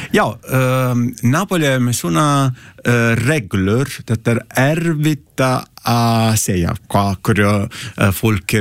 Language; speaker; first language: Icelandic; non-native, learner; Italian